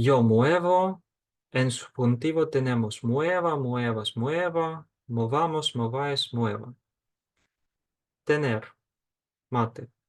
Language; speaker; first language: Spanish; non-native, fluent; Ukrainian